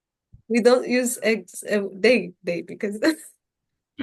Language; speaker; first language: English; non-native, fluent; Arabic